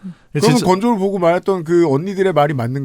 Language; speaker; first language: Korean; native; Korean